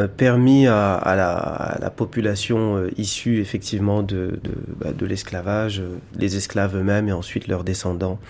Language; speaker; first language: French; native; French